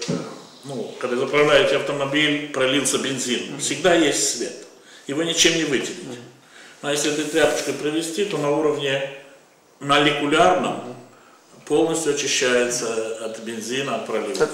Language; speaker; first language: Russian; native; Russian